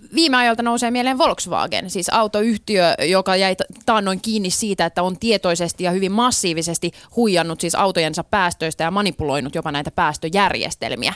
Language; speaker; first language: Finnish; native; Finnish